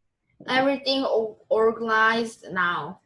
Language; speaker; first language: English; non-native, learner; Korean